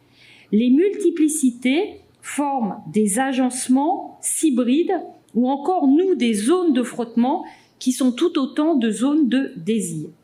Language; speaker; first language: French; native; French